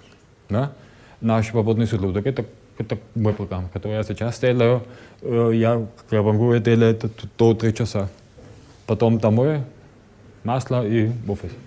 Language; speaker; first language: Russian; non-native, learner; German